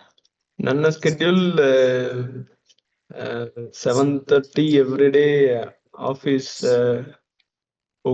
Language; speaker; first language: Kannada; non-native, learner; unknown